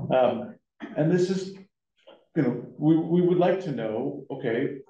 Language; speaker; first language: English; native; English